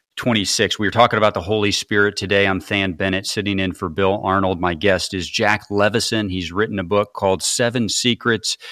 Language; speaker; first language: English; native; English